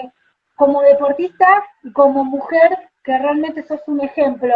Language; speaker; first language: Spanish; native; Spanish